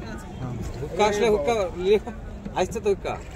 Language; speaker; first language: Hindi; non-native, local second language; Bangla